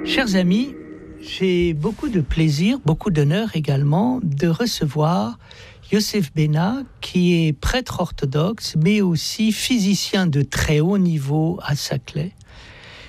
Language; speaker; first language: French; native; French